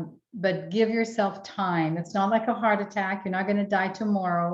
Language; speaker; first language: English; native; English